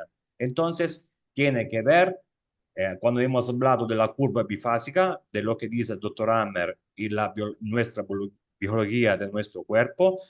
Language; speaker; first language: Spanish; non-native, fluent; Italian